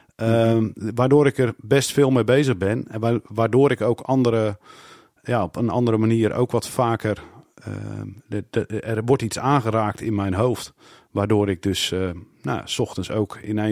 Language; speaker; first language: Dutch; native; Dutch